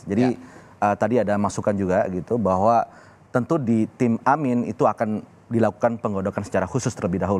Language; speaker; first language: Indonesian; native; Indonesian